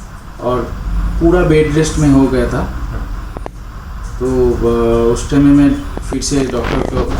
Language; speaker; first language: Hindi; non-native, local second language; Bangla